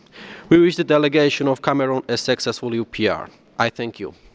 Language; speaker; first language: English; non-native, fluent; Georgian